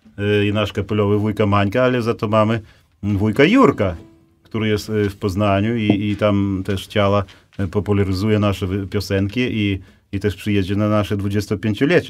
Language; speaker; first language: Polish; native; Polish